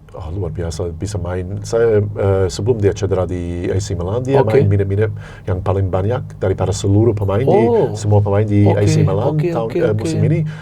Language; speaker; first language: Indonesian; non-native, fluent; English